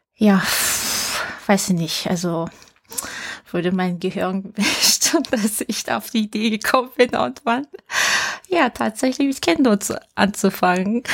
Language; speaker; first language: German; non-native, fluent; Japanese